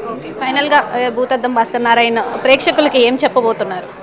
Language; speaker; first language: Telugu; native; Telugu